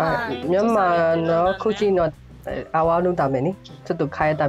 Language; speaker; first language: Japanese; non-native, fluent; Burmese